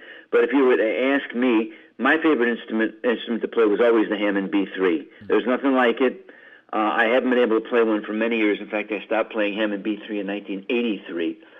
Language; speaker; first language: English; native; English